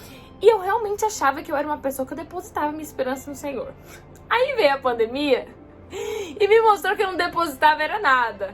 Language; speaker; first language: Portuguese; native; Portuguese